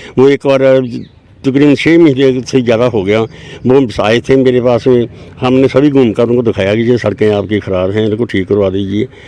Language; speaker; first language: Hindi; non-native, local second language; Punjabi